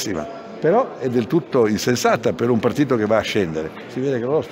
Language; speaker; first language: Italian; native; Italian